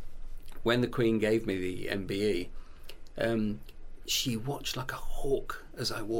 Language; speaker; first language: English; native; English